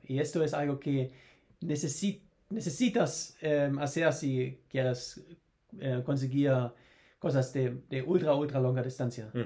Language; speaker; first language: Spanish; non-native, learner; German